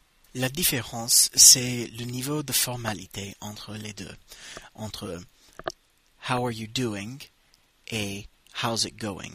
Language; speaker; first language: French; non-native, fluent; English